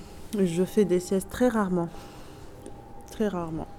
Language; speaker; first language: French; non-native, local second language; Arabic